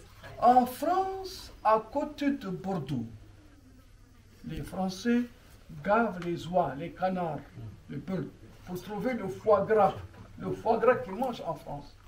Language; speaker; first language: French; non-native, local second language; Arabic